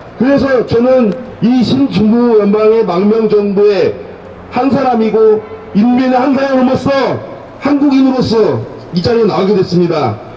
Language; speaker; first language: Korean; native; Korean